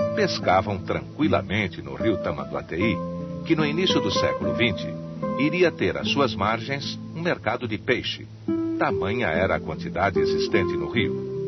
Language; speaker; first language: Portuguese; native; Portuguese